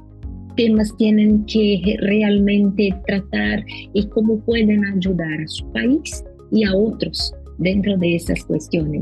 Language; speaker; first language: Spanish; non-native, fluent; Portuguese